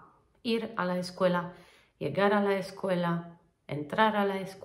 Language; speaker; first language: Spanish; non-native, fluent; Polish